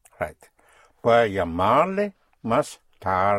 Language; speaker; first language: Spanish; non-native, fluent; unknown